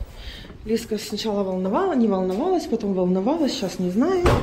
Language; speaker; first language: Russian; native; Russian